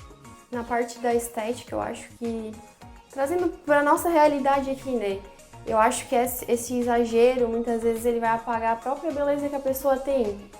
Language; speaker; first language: Portuguese; native; Portuguese